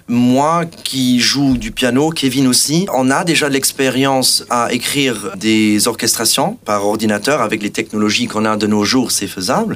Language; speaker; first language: French; non-native, local second language; Portuguese